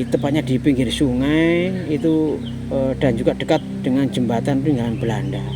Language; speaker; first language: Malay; non-native, local second language; Javanese